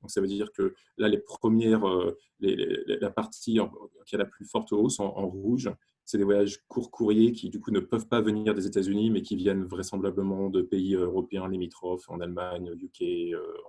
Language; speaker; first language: French; native; French